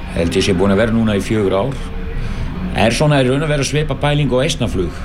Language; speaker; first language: Icelandic; non-native, fluent; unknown